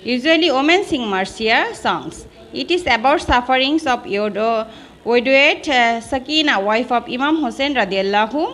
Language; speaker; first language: English; non-native, local second language; Bangla